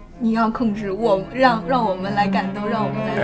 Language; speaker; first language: Chinese; native; Chinese